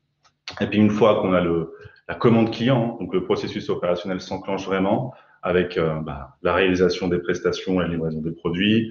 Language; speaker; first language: French; native; French